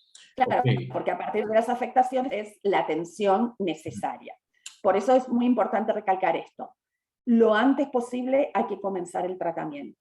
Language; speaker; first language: Spanish; native; Spanish